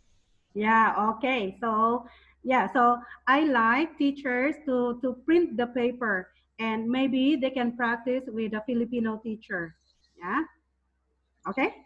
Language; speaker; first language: English; non-native, fluent; Thai